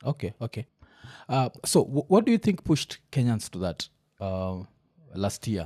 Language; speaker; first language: English; non-native, local second language; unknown